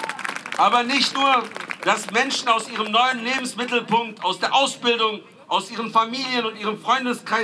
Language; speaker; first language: German; native; German